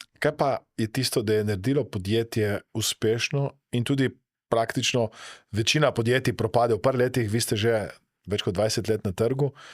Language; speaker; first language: Slovenian; native; Slovenian